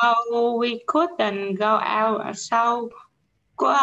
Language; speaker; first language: English; non-native, learner; Vietnamese